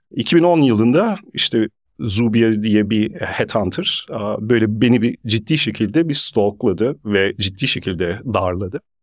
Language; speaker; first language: Turkish; early bilingual, heritage; Turkish